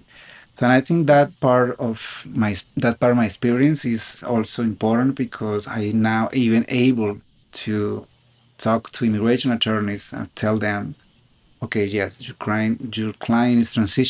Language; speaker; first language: English; non-native, fluent; Spanish